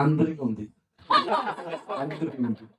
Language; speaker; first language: Telugu; non-native, learner; Tamil